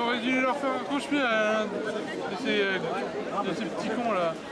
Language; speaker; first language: French; native; French